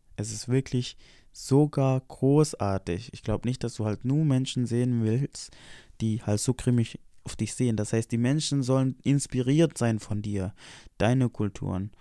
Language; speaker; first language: German; non-native, fluent; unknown